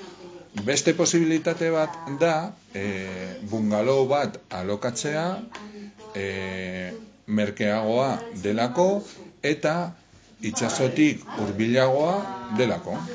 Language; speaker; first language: Basque; non-native, learner; Spanish